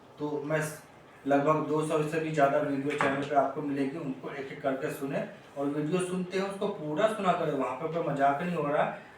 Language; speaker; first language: Hindi; native; Hindi